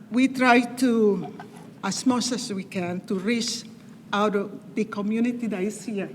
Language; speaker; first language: English; non-native, fluent; Spanish